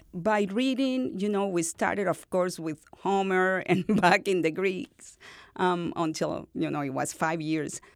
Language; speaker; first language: English; non-native, fluent; Spanish